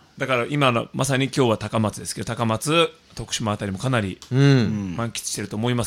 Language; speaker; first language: Japanese; native; Japanese